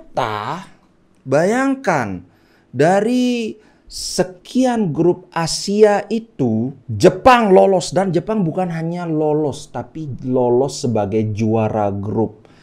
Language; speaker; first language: Indonesian; native; Indonesian